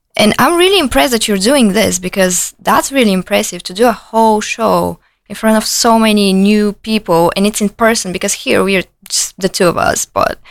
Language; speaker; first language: English; non-native, fluent; Bulgarian